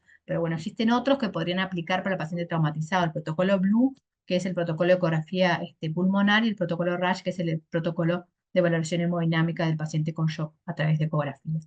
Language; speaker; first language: Spanish; native; Spanish